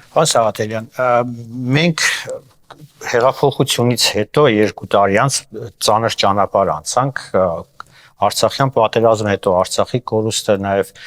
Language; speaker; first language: Armenian; native; Armenian